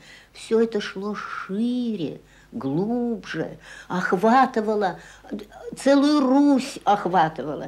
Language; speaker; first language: Russian; native; Russian